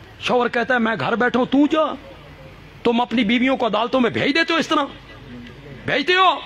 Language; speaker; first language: Urdu; non-native, local second language; Punjabi